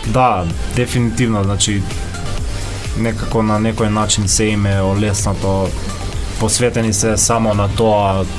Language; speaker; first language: Macedonian; native; Macedonian